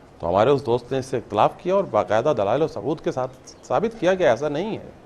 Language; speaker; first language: Urdu; non-native, local second language; Baluchi